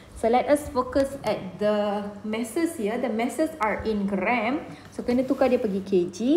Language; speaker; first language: English; non-native, local second language; Malay